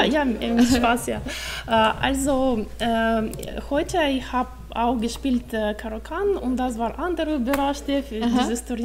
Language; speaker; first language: German; non-native, learner; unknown